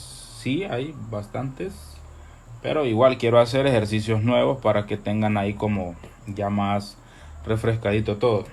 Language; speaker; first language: Spanish; native; Spanish